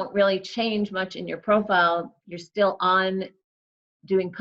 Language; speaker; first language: English; native; English